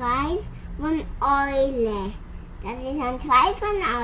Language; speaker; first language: German; early bilingual, heritage; German